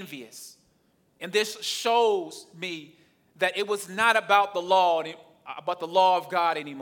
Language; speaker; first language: English; native; English